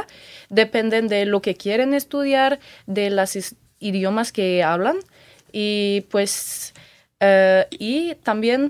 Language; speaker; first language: Spanish; non-native, fluent; French